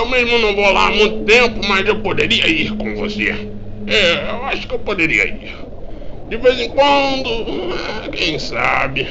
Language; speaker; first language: Portuguese; native; Portuguese